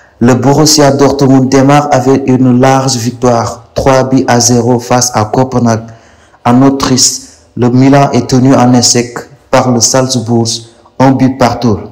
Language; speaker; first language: French; non-native, local second language; Wolof